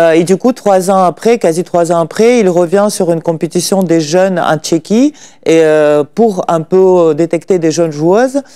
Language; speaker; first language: French; non-native, fluent; Russian